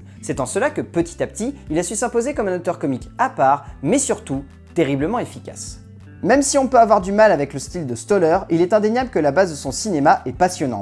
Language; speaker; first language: French; native; French